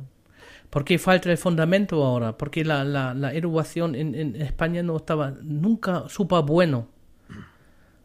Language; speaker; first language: Spanish; non-native, fluent; German